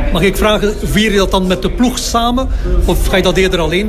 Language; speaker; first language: Dutch; native; Dutch